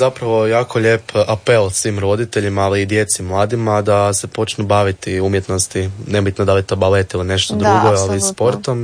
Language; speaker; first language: Serbian; native; Serbian